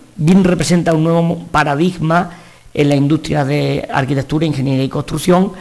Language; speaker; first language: Spanish; native; Spanish